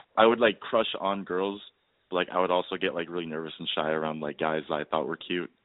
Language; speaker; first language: English; native; English